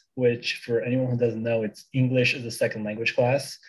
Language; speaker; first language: English; early bilingual, other home language; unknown